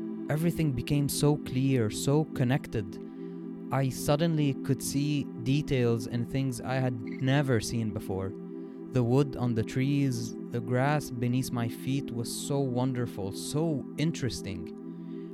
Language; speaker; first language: English; non-native, local second language; Arabic